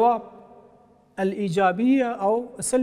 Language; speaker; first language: Arabic; non-native, fluent; Persian